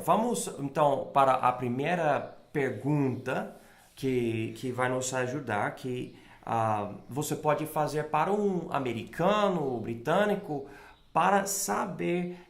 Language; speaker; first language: Portuguese; non-native, fluent; English